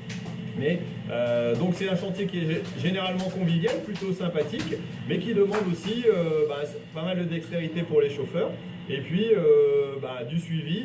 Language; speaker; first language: French; native; French